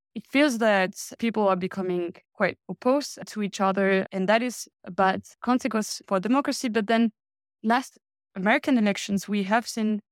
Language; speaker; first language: English; non-native, fluent; French